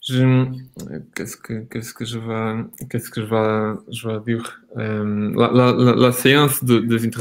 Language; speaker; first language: French; non-native, fluent; Portuguese